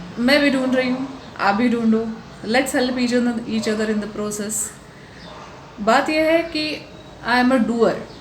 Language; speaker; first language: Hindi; non-native, local second language; Marathi